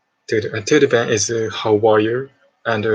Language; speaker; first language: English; non-native, learner; Japanese